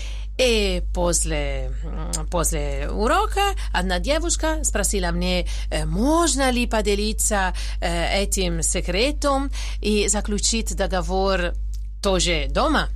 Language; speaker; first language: Russian; non-native, fluent; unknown